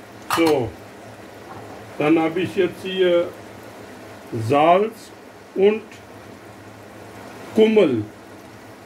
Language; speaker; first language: German; non-native, learner; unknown